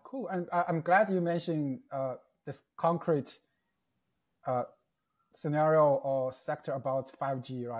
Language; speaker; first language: English; non-native, fluent; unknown